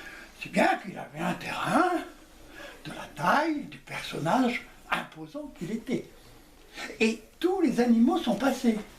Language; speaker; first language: French; native; French